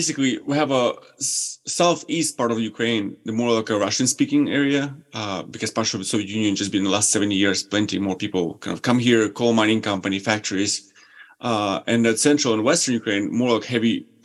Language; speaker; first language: English; non-native, fluent; Ukrainian